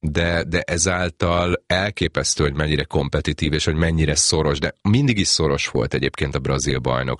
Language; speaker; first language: Hungarian; native; Hungarian